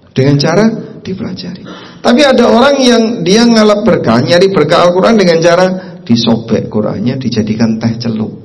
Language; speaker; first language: Indonesian; non-native, local second language; Javanese